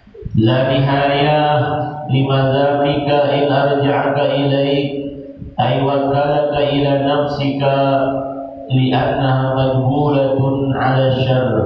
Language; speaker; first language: Arabic; non-native, fluent; Banjar